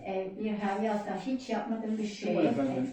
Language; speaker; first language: Turkish; non-native, learner; German